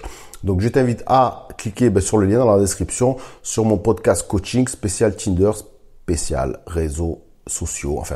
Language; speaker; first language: French; native; French